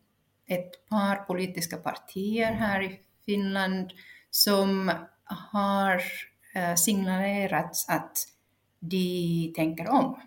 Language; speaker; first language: Swedish; non-native, local second language; Finnish